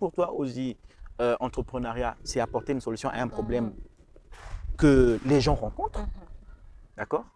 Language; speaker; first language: French; non-native, local second language; Rundi